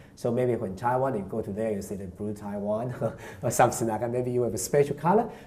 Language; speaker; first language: English; non-native, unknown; Chinese